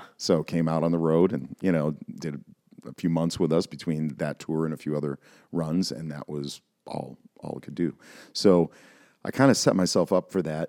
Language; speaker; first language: English; native; English